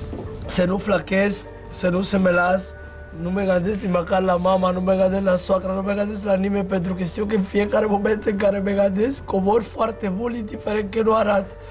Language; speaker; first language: Romanian; non-native, fluent; Spanish